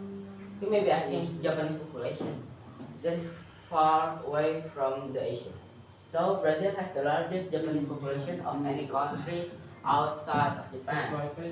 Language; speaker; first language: English; non-native, learner; Indonesian